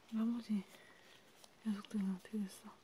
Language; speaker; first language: Korean; native; Korean